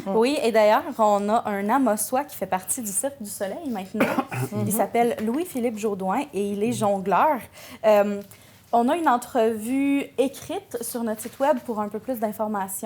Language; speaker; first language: French; native; French